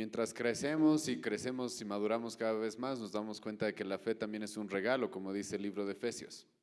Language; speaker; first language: Spanish; native; Spanish